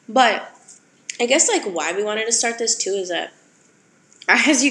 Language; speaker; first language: English; native; English